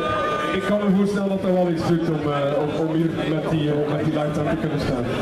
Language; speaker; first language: Dutch; native; Dutch